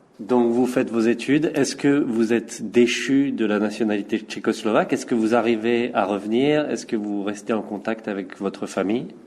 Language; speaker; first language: French; native; French